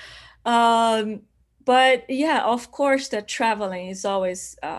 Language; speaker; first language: English; non-native, fluent; Portuguese